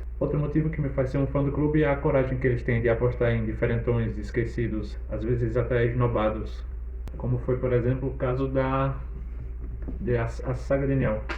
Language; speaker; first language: Portuguese; native; Portuguese